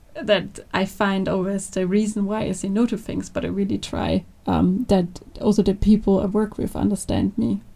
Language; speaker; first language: English; non-native, fluent; German